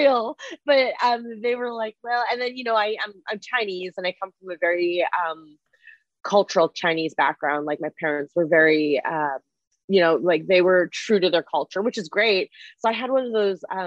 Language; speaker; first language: English; non-native, fluent; Chinese